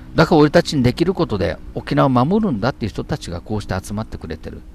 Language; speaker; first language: Japanese; native; Japanese